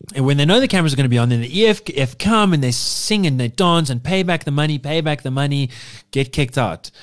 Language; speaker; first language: English; native; English